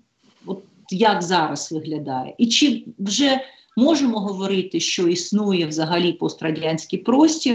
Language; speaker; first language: Ukrainian; native; Ukrainian